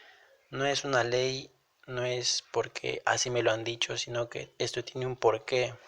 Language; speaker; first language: Spanish; native; Spanish